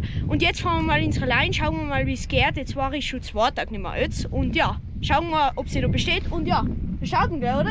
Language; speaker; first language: German; native; German